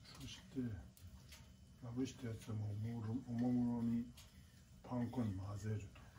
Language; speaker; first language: Japanese; native; Japanese